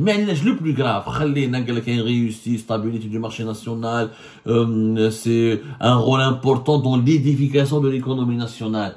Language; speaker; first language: French; non-native, local second language; Arabic